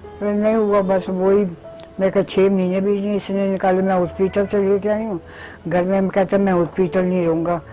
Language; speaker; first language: Hindi; early bilingual, other home language; Punjabi